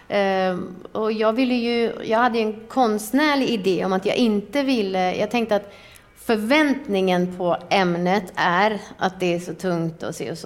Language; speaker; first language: Swedish; early bilingual, other home language; Persian